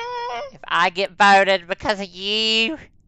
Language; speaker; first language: English; native; English